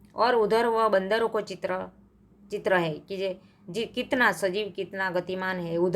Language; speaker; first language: Hindi; non-native, local second language; Gujarati